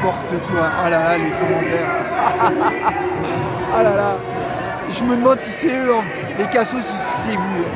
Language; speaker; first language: French; native; French